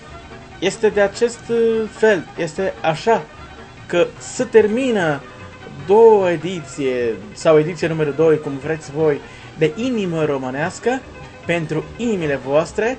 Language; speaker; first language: Romanian; non-native, learner; Portuguese